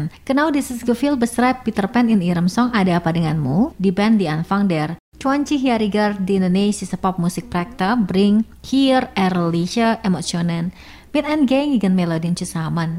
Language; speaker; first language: German; non-native, fluent; Indonesian